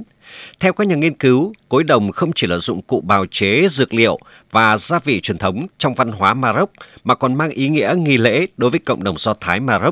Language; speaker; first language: Vietnamese; native; Vietnamese